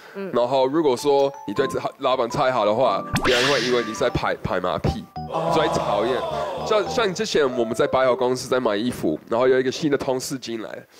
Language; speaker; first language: Chinese; non-native, fluent; English